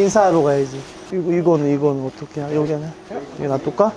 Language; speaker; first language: Korean; native; Korean